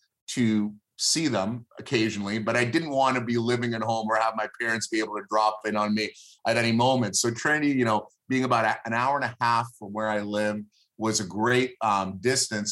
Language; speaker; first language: English; early bilingual, other home language; Hebrew